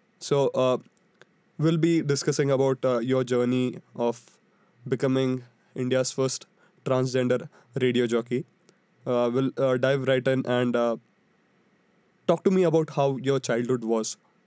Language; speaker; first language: English; non-native, local second language; Kannada